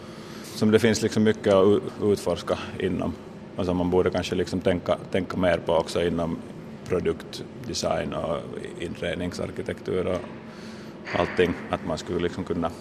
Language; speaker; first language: Swedish; native; Swedish